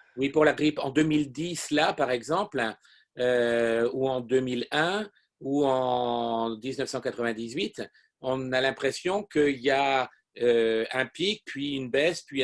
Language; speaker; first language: French; native; French